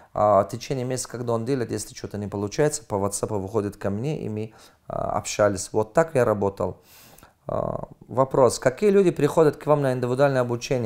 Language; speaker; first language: Russian; non-native, fluent; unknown